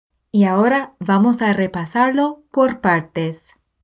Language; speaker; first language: Spanish; non-native, fluent; English